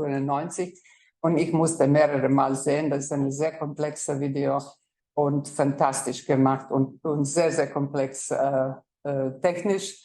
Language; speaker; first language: German; non-native, fluent; Croatian